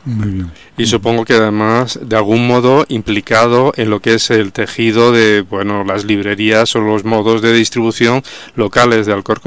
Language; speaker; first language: Spanish; native; Spanish